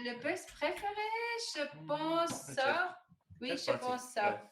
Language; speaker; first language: French; non-native, learner; German